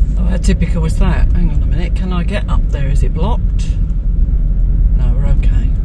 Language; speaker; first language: English; native; English